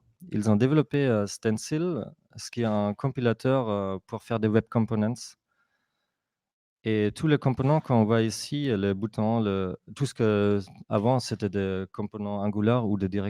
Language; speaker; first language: French; non-native, fluent; German